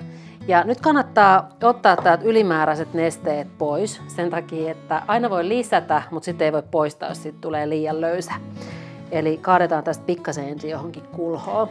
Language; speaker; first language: Finnish; native; Finnish